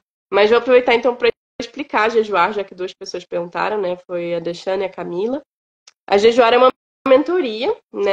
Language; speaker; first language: Portuguese; native; Portuguese